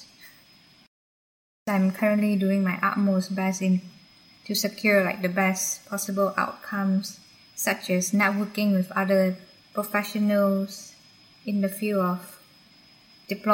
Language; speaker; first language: English; non-native, local second language; Chinese